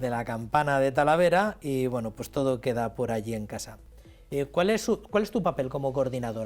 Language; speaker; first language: Spanish; native; Spanish